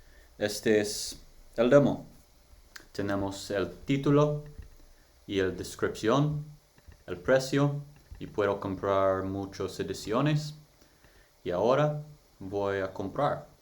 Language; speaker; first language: Spanish; non-native, learner; English